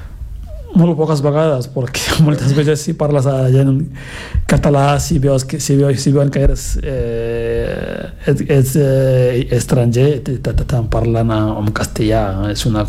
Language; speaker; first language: Catalan; non-native, fluent; Fula